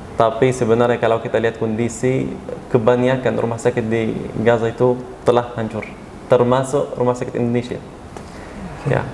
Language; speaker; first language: Indonesian; non-native, fluent; Arabic